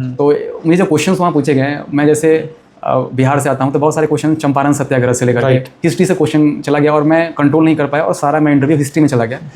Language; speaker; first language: Hindi; native; Hindi